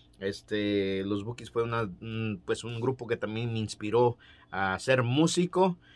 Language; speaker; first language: Spanish; native; Spanish